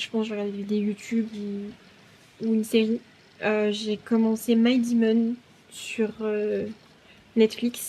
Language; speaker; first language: French; native; French